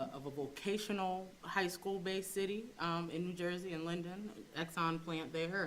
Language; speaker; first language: English; native; English